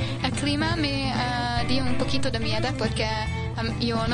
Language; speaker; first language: Spanish; non-native, learner; Hungarian